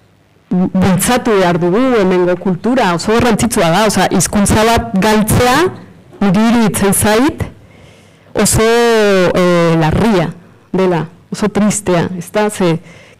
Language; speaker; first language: Basque; non-native, fluent; Spanish